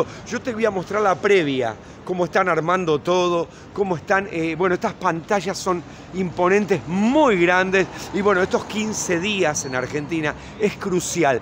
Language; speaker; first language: Spanish; native; Spanish